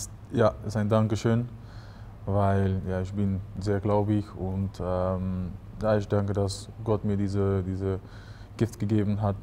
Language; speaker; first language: German; non-native, fluent; Dutch